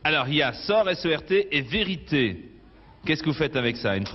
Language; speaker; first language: French; native; French